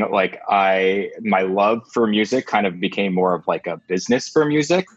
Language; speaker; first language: English; native; English